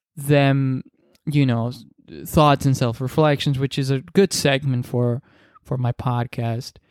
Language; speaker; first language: English; non-native, fluent; Spanish